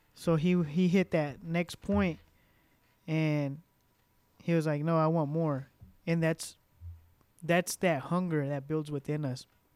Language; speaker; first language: English; early bilingual, other home language; Spanish